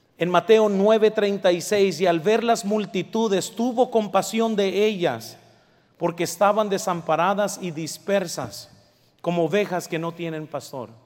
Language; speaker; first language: Spanish; early bilingual, heritage; Spanish